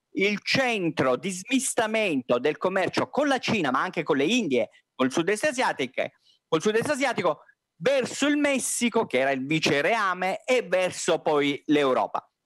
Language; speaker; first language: Italian; native; Italian